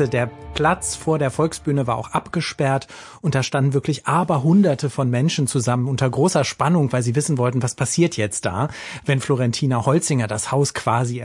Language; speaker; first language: German; native; German